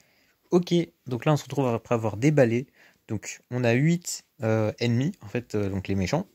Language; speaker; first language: French; native; French